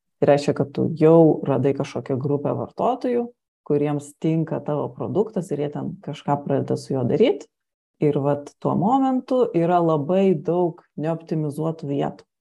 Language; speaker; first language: Lithuanian; native; Lithuanian